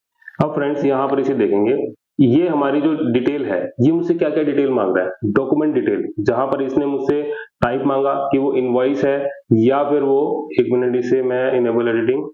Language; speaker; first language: Hindi; native; Hindi